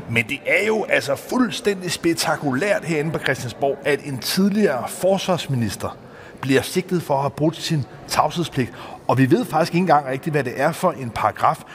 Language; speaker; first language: Danish; native; Danish